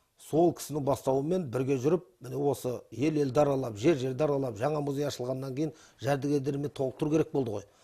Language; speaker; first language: Kazakh; native; Kazakh